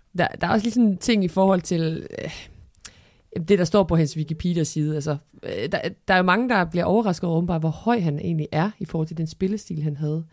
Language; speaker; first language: Danish; early bilingual, other home language; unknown